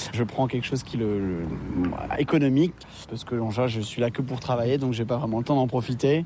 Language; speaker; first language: French; native; French